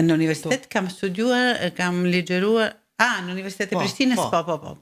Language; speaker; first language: Albanian; early bilingual, heritage; Albanian